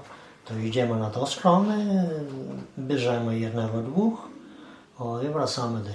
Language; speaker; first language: Polish; non-native, fluent; Ukrainian